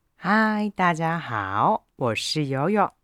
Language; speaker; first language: Chinese; non-native, fluent; Japanese